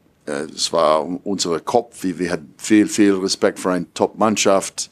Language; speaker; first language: German; non-native, learner; English